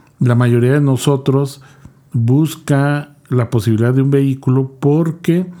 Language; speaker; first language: Spanish; native; Spanish